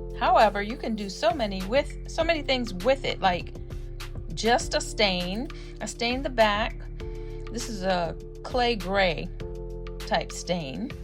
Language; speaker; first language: English; native; English